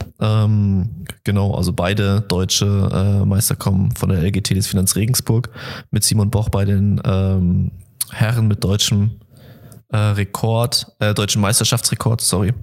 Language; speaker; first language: German; native; German